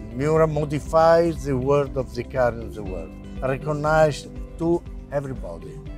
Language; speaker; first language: English; non-native, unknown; Italian